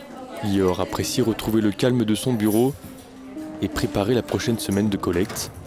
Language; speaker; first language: French; native; French